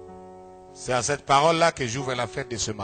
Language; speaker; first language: French; non-native, local second language; Lingala